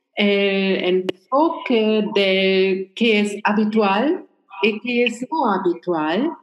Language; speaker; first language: Spanish; non-native, learner; German